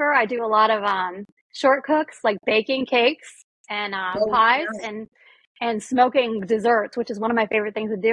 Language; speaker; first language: English; native; English